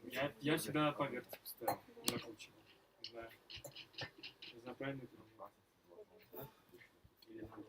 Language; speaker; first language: Russian; native; Russian